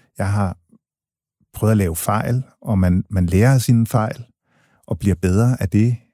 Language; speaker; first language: Danish; early bilingual, other home language; English